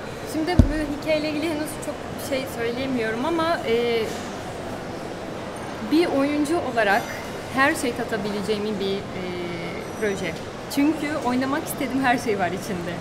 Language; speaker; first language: Turkish; non-native, fluent; Portuguese